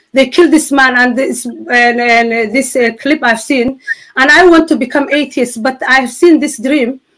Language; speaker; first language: English; non-native, fluent; Somali